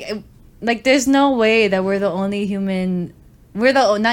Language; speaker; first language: English; native; English